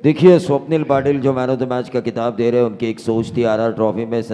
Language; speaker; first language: Hindi; non-native, local second language; Marathi